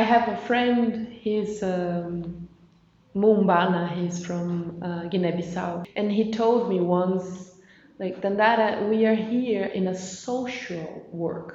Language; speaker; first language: English; non-native, fluent; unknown